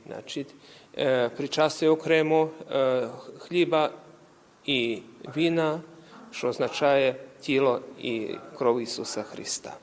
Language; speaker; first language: Ukrainian; early bilingual, heritage; Ukrainian